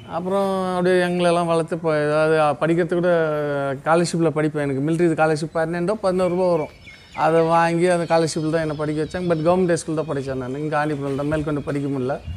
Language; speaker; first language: Tamil; non-native, local second language; Marathi